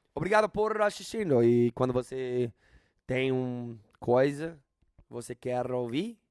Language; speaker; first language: Portuguese; non-native, learner; English